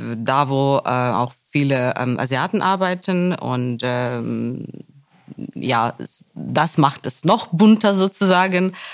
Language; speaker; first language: German; non-native, fluent; Ukrainian